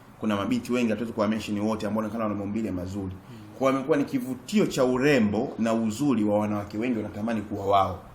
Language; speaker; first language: Swahili; native; Swahili